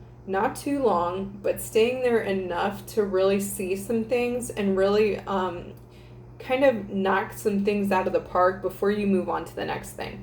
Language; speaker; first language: English; native; English